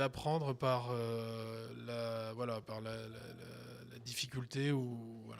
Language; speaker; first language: French; native; French